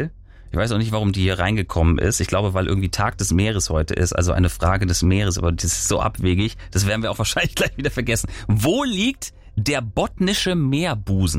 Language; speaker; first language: German; native; German